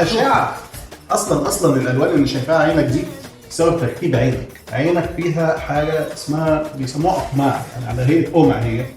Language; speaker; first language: Arabic; native; Arabic